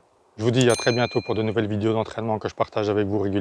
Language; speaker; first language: French; native; French